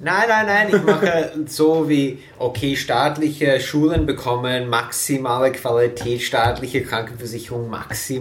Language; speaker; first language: German; non-native, fluent; English